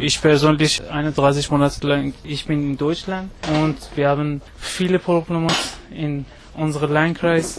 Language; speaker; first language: German; non-native, learner; Persian